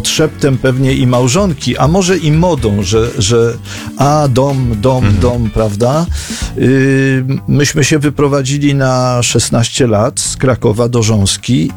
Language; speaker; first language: Polish; native; Polish